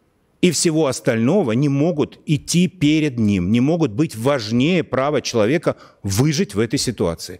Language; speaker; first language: Russian; native; Russian